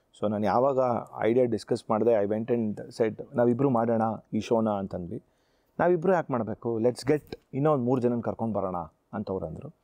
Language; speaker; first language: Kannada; native; Kannada